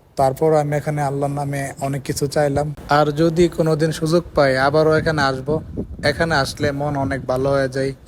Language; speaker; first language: Bangla; native; Bangla